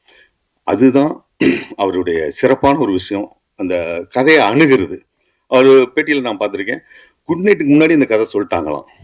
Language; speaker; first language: Tamil; native; Tamil